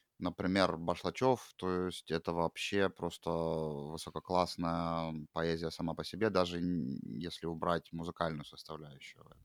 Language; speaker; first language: Russian; native; Russian